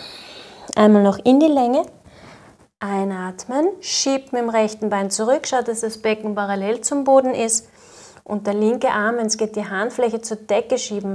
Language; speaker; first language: German; native; German